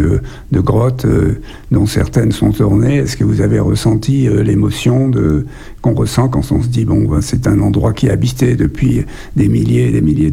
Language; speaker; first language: French; native; French